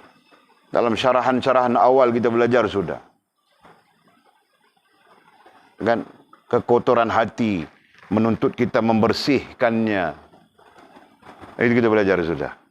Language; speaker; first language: Malay; native; Malay